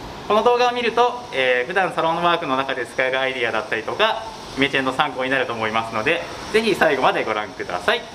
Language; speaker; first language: Japanese; native; Japanese